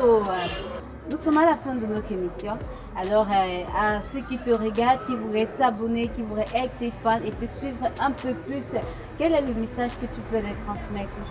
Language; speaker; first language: French; native; French